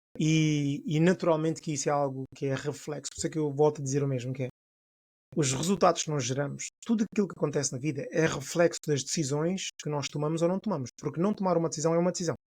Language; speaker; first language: Portuguese; non-native, local second language; Upper Guinea Crioulo